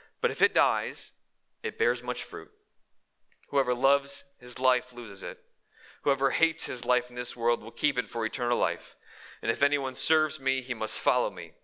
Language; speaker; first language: English; native; English